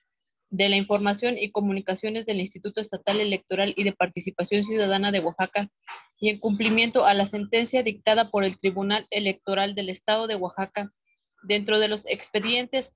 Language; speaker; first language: Spanish; native; Spanish